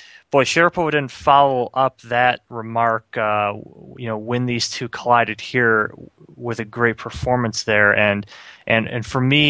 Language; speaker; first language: English; native; English